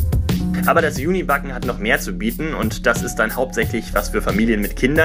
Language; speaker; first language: German; native; German